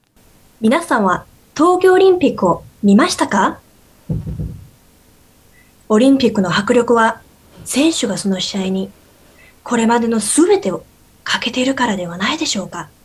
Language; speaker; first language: Japanese; non-native, learner; Korean